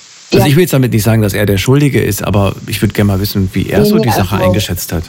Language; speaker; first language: German; native; German